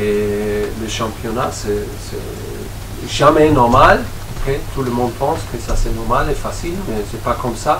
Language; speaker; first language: French; non-native, fluent; German